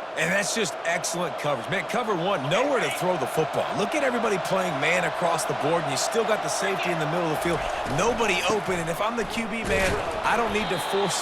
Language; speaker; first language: English; native; English